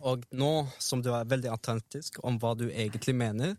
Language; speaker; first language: Norwegian; early bilingual, other home language; Arabic